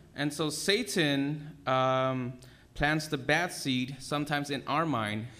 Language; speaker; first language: English; early bilingual, other home language; Vietnamese